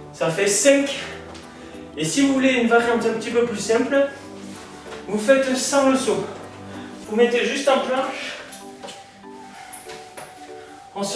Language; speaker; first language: French; native; French